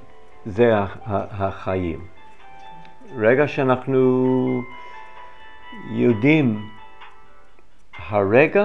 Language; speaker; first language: Hebrew; non-native, fluent; English